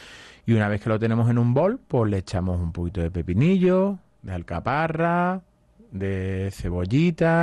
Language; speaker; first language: Spanish; native; Spanish